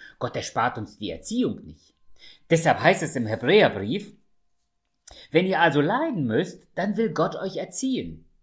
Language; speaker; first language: German; early bilingual, other home language; Russian